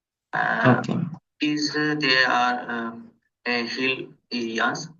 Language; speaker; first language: English; non-native, learner; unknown